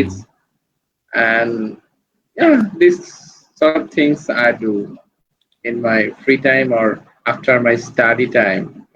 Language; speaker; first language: English; non-native, learner; Bangla